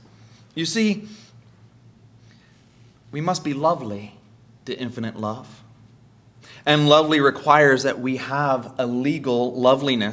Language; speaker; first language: English; native; English